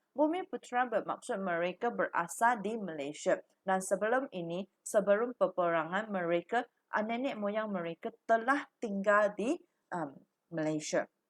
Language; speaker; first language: Malay; non-native, local second language; Chinese